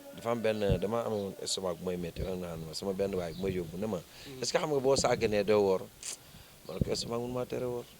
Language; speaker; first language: Wolof; non-native, local second language; Fula